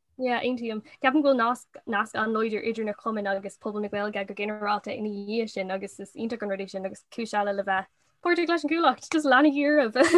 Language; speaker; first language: Irish; non-native, local second language; English